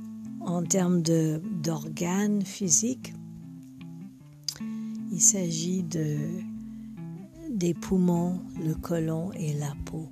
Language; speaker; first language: French; non-native, fluent; English